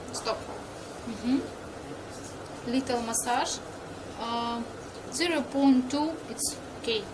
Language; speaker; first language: English; non-native, learner; Russian